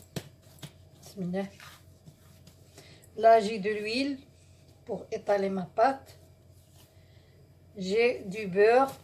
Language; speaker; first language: French; non-native, local second language; Arabic